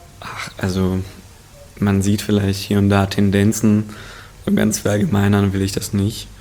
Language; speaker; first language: German; early bilingual, other home language; Russian